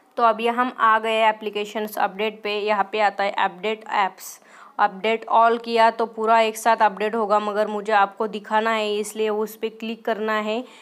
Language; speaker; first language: Hindi; non-native, local second language; Marathi